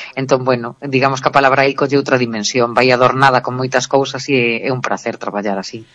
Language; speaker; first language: Galician; native; Galician